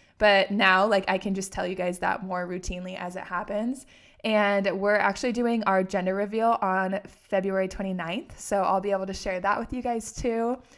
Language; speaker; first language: English; native; English